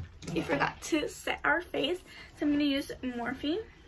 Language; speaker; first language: English; early bilingual, other home language; Spanish